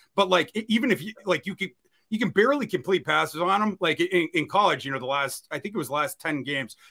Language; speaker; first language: English; native; English